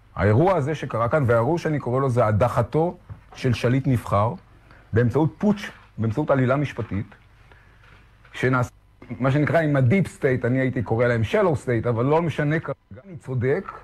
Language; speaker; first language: Hebrew; native; Hebrew